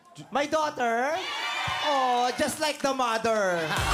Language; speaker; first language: English; non-native, local second language; Filipino